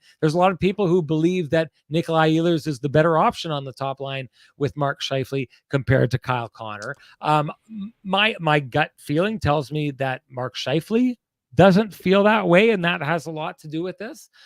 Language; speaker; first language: English; native; English